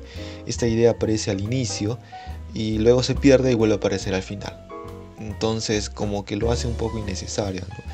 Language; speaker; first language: Spanish; native; Spanish